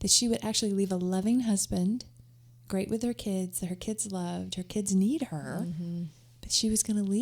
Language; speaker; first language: English; native; English